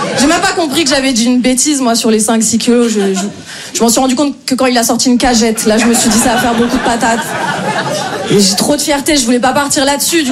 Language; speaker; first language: French; native; French